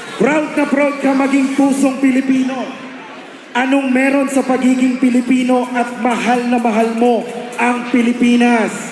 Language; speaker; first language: Filipino; native; Filipino